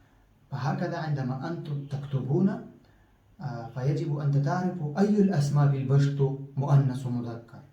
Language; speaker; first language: Arabic; non-native, fluent; Pashto